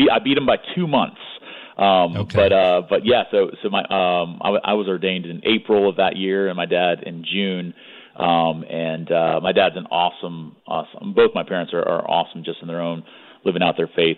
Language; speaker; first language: English; native; English